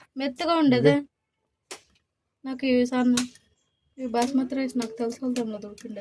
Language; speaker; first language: Telugu; native; Telugu